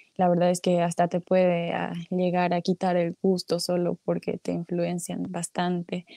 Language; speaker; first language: Spanish; native; Spanish